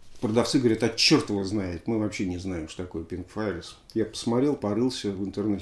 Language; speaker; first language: Russian; native; Russian